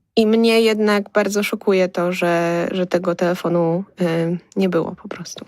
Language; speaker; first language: Polish; native; Polish